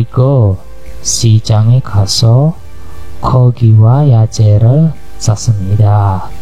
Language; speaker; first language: Korean; non-native, learner; Indonesian